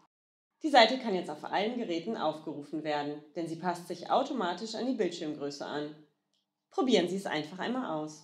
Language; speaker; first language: German; native; German